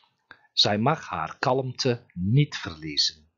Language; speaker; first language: Dutch; non-native, fluent; Turkish